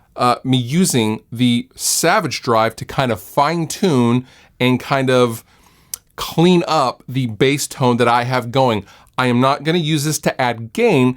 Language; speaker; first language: English; native; English